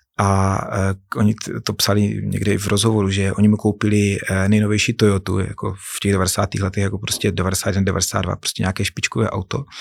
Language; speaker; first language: Czech; native; Czech